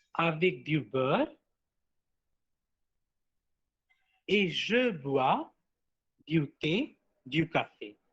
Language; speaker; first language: French; non-native, fluent; Hindi